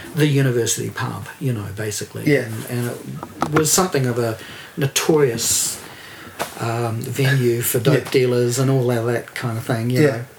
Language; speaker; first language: English; native; English